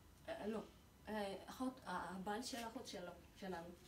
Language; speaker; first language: Hebrew; non-native, learner; Amharic